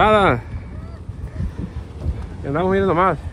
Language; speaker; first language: Spanish; native; Spanish